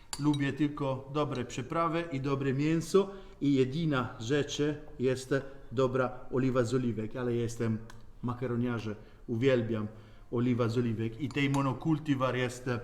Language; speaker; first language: Polish; non-native, learner; Italian